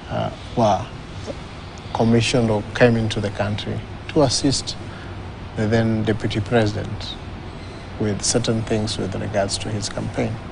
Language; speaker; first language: English; non-native, local second language; Swahili